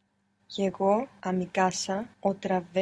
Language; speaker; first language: Spanish; non-native, learner; English